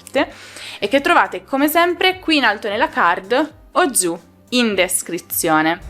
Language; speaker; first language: Italian; native; Italian